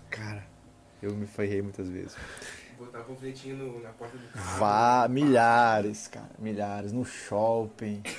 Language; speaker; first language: Portuguese; native; Portuguese